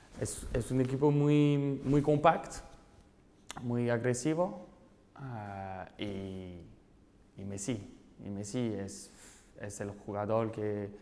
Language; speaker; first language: Spanish; non-native, learner; French